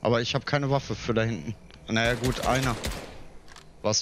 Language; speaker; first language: German; native; German